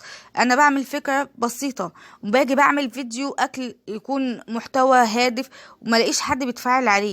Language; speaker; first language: Arabic; native; Arabic